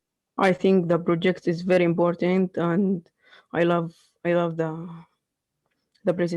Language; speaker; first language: English; non-native, learner; Arabic